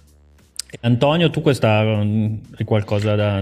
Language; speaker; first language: Italian; native; Italian